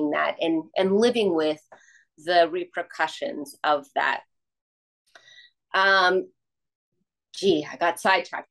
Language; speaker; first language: English; native; English